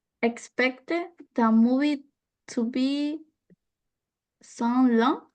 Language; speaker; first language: English; non-native, learner; Spanish